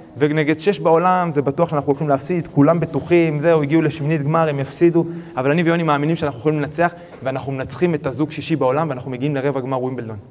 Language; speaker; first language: Hebrew; early bilingual, other home language; Spanish